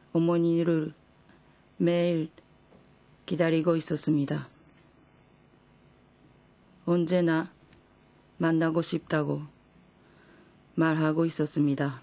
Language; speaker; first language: Korean; non-native, fluent; Japanese